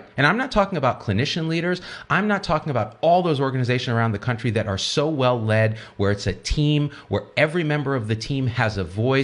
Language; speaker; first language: English; native; English